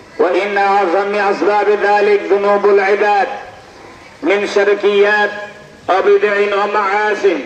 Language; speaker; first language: Arabic; non-native, fluent; Bangla